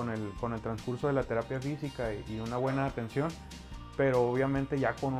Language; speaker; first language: Spanish; native; Spanish